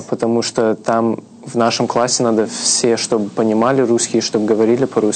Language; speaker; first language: Russian; early bilingual, heritage; Russian